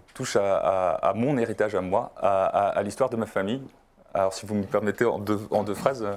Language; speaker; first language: French; non-native, fluent; Polish